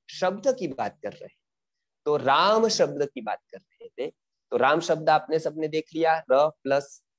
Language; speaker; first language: Hindi; non-native, local second language; Gujarati